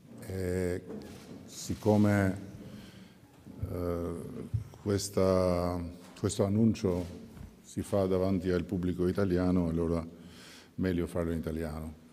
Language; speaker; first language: Italian; non-native, fluent; Albanian